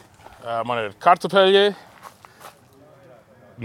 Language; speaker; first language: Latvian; early bilingual, heritage; English